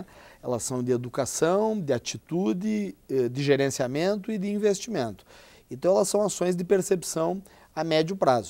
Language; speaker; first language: Portuguese; native; Portuguese